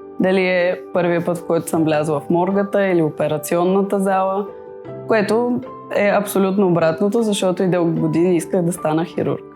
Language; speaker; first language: Bulgarian; native; Bulgarian